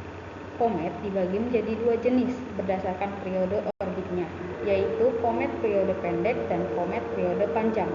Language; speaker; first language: Indonesian; native; Indonesian